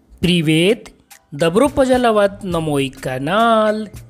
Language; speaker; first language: Russian; non-native, learner; Hindi